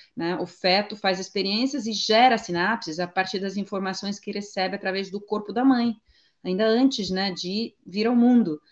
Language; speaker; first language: Portuguese; non-native, fluent; Italian